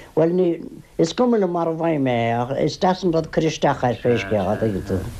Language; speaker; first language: Irish; native; Irish